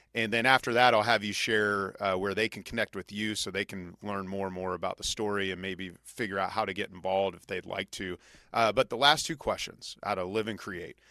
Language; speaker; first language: English; native; English